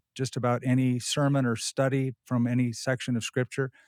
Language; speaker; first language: English; native; English